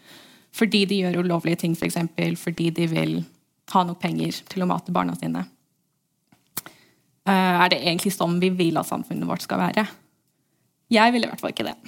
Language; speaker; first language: Norwegian; early bilingual, heritage; English